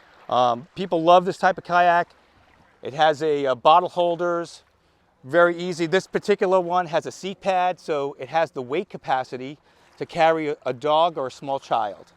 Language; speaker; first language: English; native; English